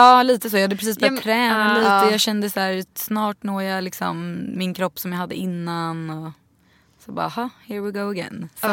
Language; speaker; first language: Swedish; native; Swedish